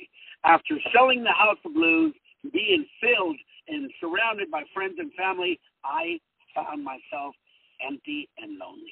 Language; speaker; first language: English; early bilingual, other home language; Spanish